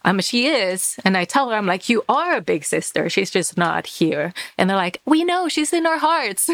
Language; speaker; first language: English; non-native, fluent; Finnish